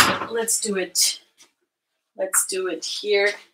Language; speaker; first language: English; non-native, fluent; Portuguese